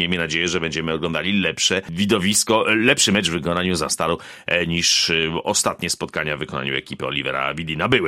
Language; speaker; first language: Polish; native; Polish